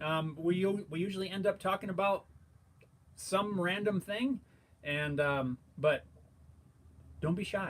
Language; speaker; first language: English; native; English